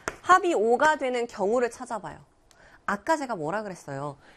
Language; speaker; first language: Korean; native; Korean